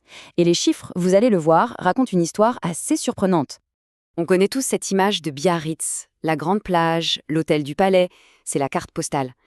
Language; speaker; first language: French; native; French